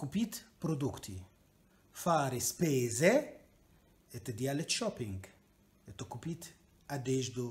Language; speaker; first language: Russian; non-native, learner; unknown